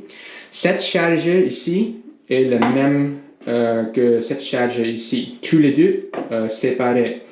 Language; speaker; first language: French; non-native, learner; English